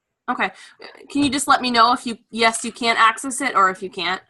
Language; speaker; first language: English; native; English